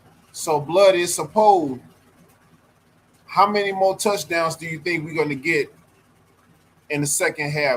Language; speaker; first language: English; native; English